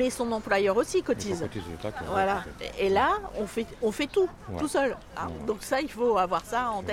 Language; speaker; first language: French; native; French